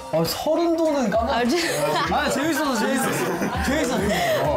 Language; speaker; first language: Korean; native; Korean